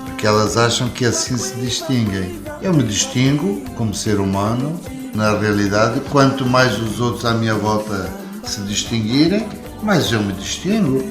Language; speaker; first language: Portuguese; native; Portuguese